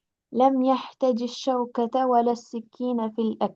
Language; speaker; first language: Arabic; non-native, learner; Albanian